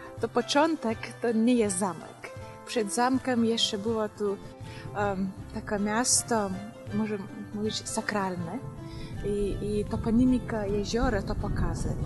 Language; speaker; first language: Polish; non-native, learner; Russian